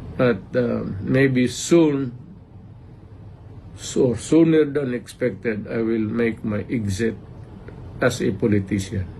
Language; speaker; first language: English; non-native, local second language; Cebuano